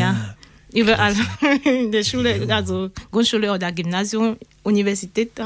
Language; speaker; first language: German; non-native, learner; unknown